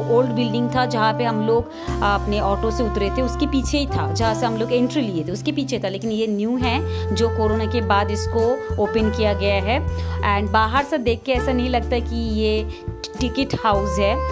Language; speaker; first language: Hindi; non-native, local second language; Marathi